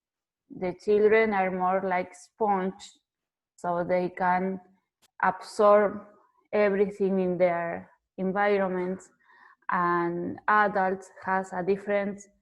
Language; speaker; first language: English; non-native, fluent; Spanish